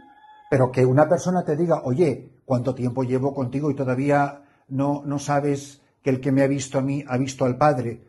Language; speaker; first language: Spanish; native; Spanish